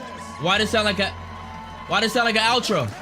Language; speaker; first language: English; native; English